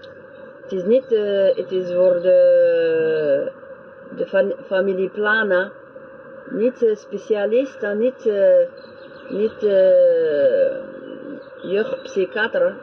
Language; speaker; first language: Dutch; non-native, learner; French